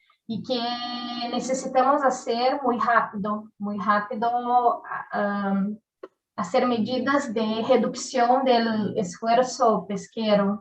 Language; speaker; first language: Spanish; non-native, learner; Portuguese